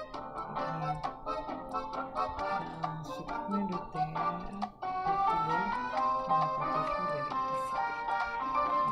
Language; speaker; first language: French; non-native, local second language; Haitian Creole